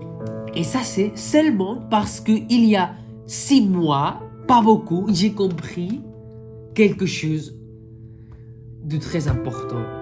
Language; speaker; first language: French; non-native, fluent; Spanish